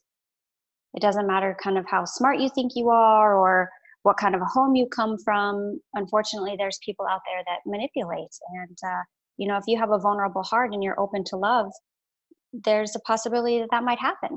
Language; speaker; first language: English; native; English